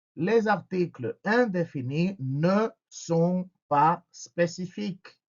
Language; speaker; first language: French; non-native, fluent; Spanish